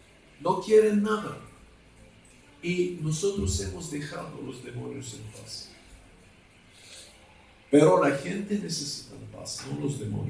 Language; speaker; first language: Spanish; non-native, fluent; Bulgarian